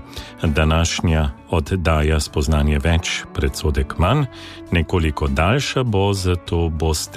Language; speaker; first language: Slovenian; native; Slovenian